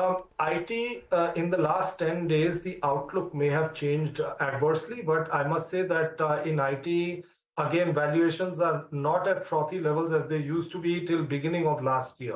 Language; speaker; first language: English; non-native, local second language; Hindi